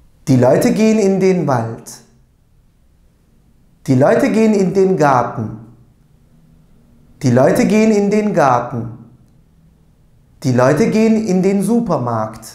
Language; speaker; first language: German; non-native, fluent; Turkish